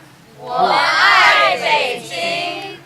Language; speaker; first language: Chinese; non-native, learner; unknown